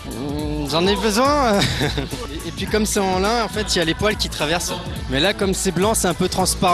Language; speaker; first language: French; native; French